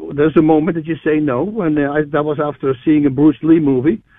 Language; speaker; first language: English; non-native, fluent; Dutch